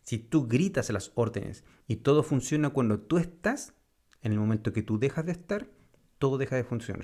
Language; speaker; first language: Spanish; native; Spanish